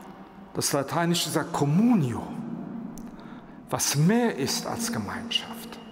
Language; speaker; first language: German; non-native, local second language; Luxembourgish